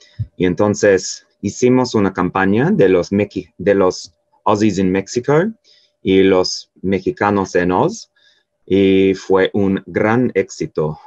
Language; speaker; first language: Spanish; non-native, fluent; English